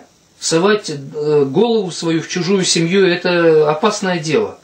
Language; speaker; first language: Russian; native; Russian